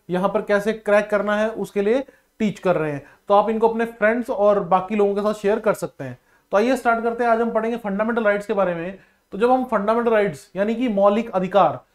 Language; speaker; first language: Hindi; non-native, local second language; Punjabi